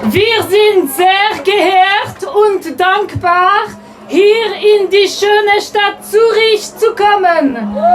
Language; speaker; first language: German; non-native, local second language; French